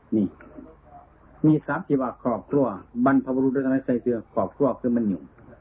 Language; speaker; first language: Thai; native; Thai